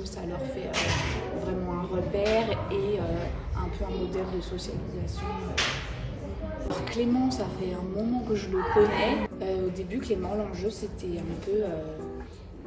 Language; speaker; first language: French; native; French